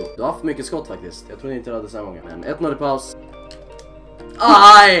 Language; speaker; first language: Swedish; native; Swedish